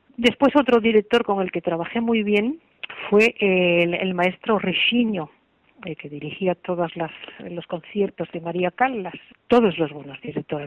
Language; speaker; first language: Spanish; native; Spanish